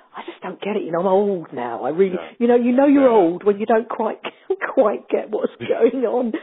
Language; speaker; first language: English; native; English